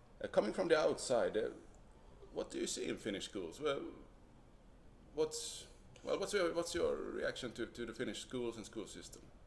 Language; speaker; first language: English; non-native, fluent; Swedish